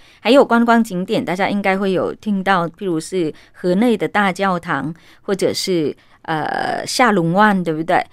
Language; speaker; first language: Chinese; non-native, fluent; Vietnamese